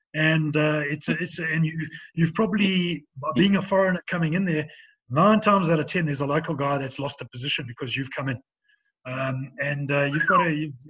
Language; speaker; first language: English; native; English